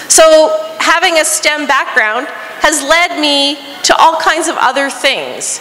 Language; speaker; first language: English; native; English